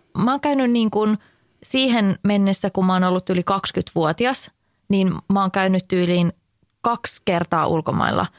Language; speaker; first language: Finnish; native; Finnish